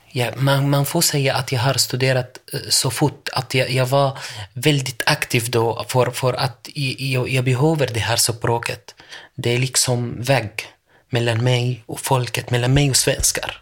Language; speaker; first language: Swedish; non-native, learner; Arabic